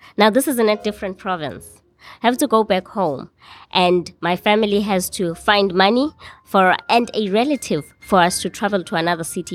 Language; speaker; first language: English; non-native, local second language; Xhosa